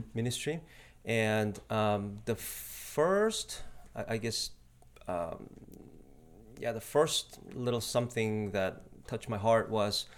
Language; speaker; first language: English; non-native, fluent; Spanish